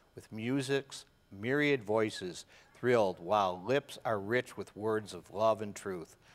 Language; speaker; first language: English; native; English